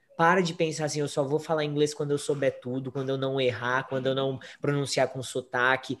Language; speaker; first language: Portuguese; native; Portuguese